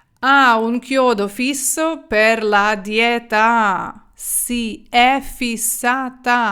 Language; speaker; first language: Italian; non-native, fluent; Ukrainian